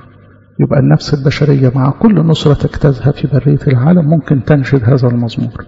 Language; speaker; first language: Arabic; native; Arabic